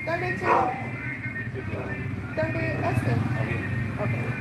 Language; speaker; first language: Spanish; non-native, learner; English